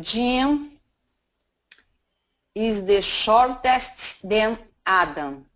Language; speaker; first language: English; non-native, learner; Portuguese